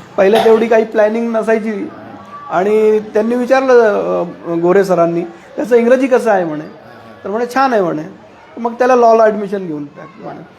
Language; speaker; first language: Marathi; non-native, local second language; Urdu